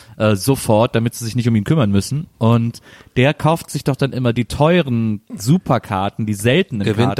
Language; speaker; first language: German; native; German